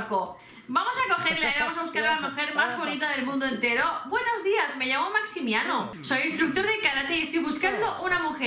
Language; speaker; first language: Spanish; native; Spanish